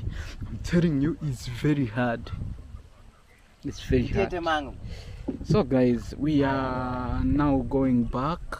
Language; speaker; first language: English; non-native, fluent; Rundi